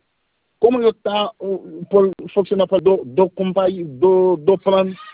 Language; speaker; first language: Spanish; non-native, learner; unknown